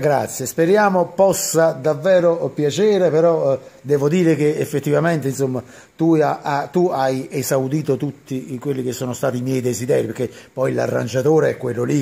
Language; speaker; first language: Italian; native; Italian